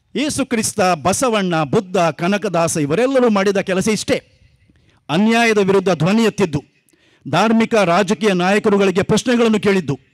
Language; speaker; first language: Kannada; non-native, local second language; Konkani